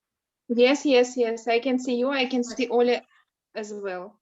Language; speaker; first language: English; non-native, learner; Russian